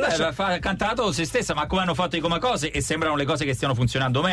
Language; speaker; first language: Italian; native; Italian